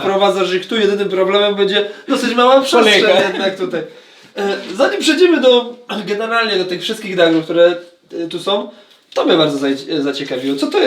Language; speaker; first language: Polish; native; Polish